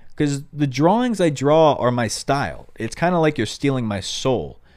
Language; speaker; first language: English; native; English